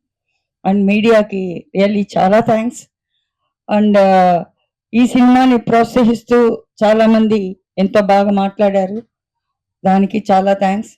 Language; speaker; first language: Telugu; native; Telugu